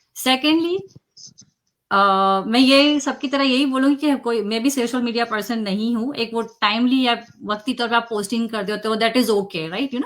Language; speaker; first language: Urdu; native; Urdu